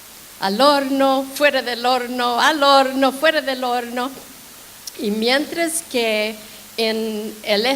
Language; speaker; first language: Spanish; non-native, fluent; English